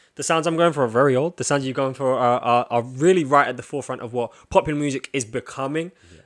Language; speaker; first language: English; native; English